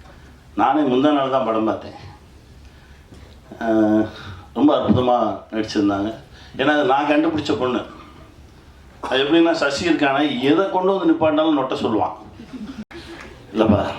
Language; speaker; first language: Tamil; native; Tamil